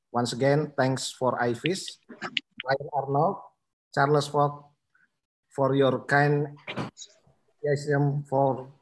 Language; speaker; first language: English; non-native, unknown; Indonesian